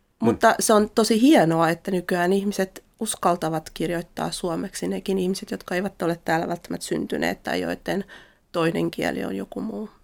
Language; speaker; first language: Finnish; early bilingual, other home language; Russian